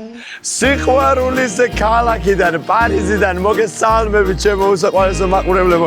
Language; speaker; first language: Georgian; native; Georgian